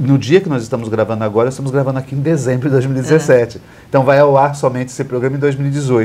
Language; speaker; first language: Portuguese; native; Portuguese